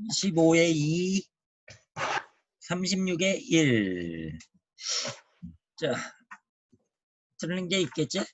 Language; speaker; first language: Korean; native; Korean